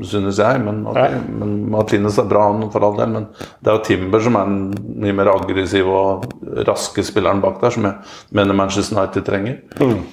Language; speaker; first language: Norwegian; native; Norwegian